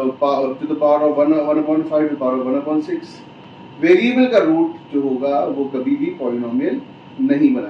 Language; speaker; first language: Hindi; native; Hindi